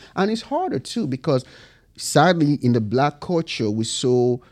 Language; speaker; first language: English; non-native, local second language; Bini